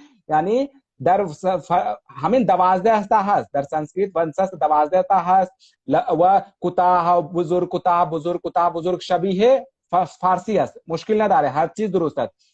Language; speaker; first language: Persian; non-native, fluent; Hindi